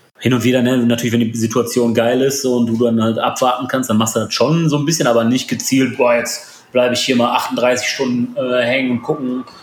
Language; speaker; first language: German; early bilingual, other home language; Polish